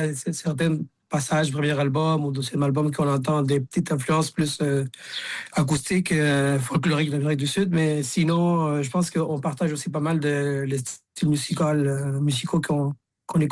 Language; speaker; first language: French; native; French